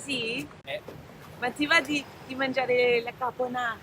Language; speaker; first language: Italian; non-native, fluent; English